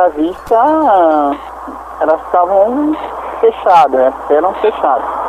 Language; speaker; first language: Portuguese; non-native, learner; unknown